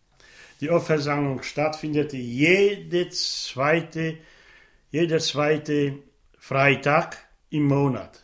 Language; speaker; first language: German; non-native, local second language; Polish